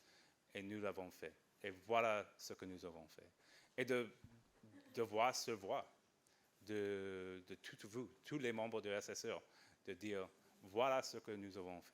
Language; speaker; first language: French; non-native, fluent; English